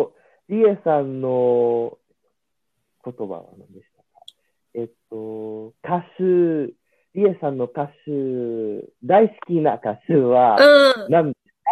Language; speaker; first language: Japanese; non-native, learner; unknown